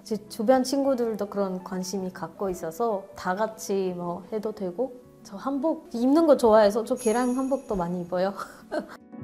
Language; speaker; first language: Korean; non-native, fluent; Marathi